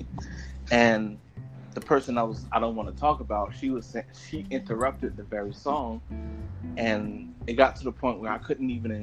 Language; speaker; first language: English; native; English